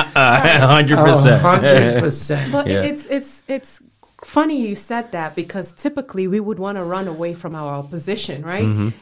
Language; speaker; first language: English; early bilingual, other home language; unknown